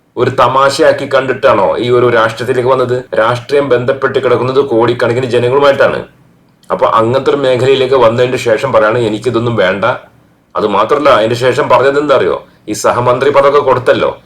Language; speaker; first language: Malayalam; native; Malayalam